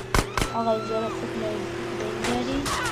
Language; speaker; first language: Persian; native; Persian